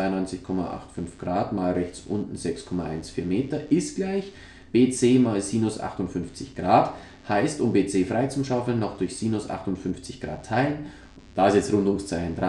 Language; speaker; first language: German; native; German